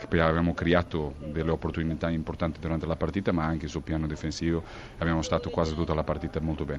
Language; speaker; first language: Italian; non-native, fluent; Portuguese